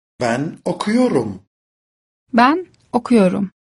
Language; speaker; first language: Turkish; non-native, fluent; Persian